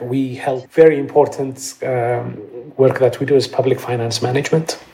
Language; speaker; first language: English; non-native, fluent; Amharic